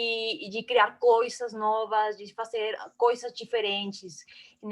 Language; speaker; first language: Portuguese; non-native, fluent; Spanish